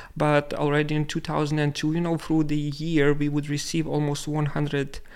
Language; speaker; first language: English; non-native, fluent; Lithuanian